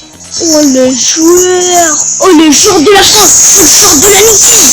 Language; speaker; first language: French; early bilingual, other home language; Romanian